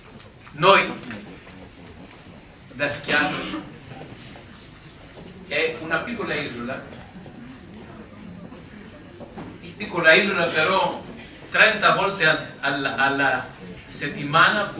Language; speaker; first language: Italian; non-native, learner; Greek